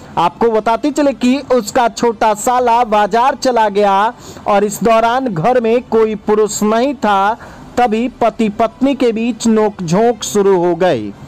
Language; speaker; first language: Hindi; native; Hindi